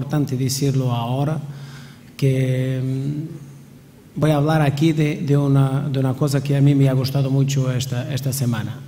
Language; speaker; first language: Spanish; non-native, fluent; Portuguese